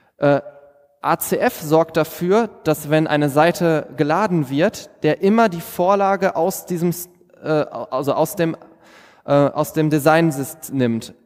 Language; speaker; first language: German; native; German